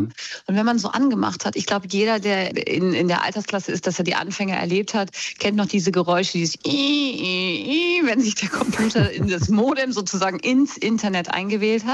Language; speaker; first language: German; native; German